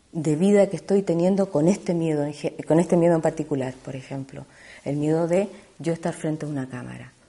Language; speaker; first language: Spanish; native; Spanish